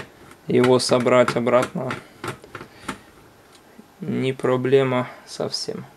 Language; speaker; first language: Russian; non-native, local second language; Ukrainian